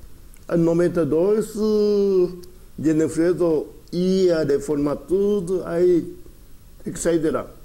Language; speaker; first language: Portuguese; early bilingual, other home language; Japanese